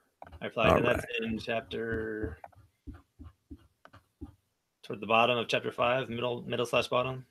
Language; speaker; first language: English; native; English